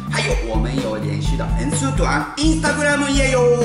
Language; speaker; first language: Chinese; non-native, fluent; Japanese